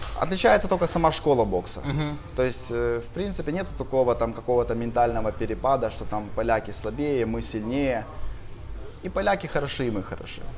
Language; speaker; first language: Russian; non-native, local second language; Ukrainian